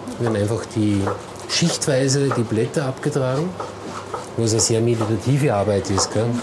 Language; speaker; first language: German; native; German